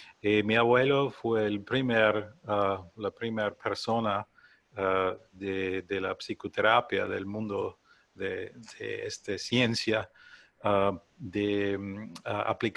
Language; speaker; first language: Spanish; non-native, learner; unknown